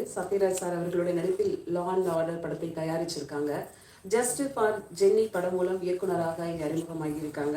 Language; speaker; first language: Tamil; native; Tamil